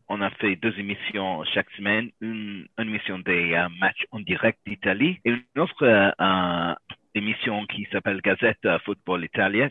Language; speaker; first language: French; non-native, learner; English